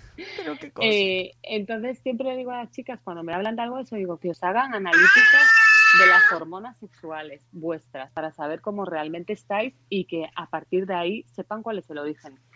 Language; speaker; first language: Spanish; native; Spanish